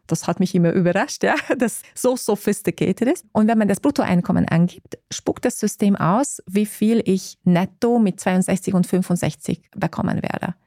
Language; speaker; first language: German; non-native, fluent; Hungarian